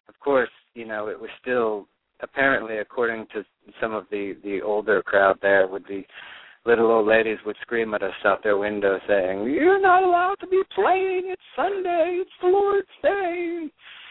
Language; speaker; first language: English; native; English